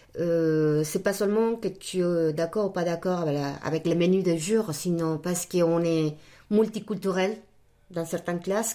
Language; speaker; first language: French; non-native, fluent; Spanish